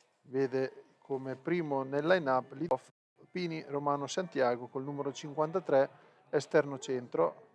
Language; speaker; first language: Italian; native; Italian